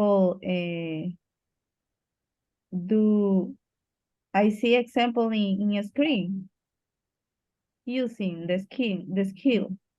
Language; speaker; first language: English; non-native, learner; Spanish